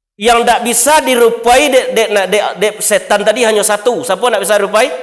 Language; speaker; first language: Malay; non-native, local second language; Minangkabau